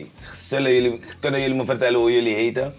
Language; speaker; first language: Dutch; native; Dutch